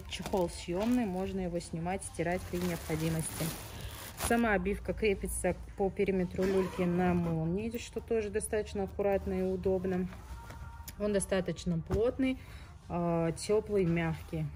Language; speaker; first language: Russian; native; Russian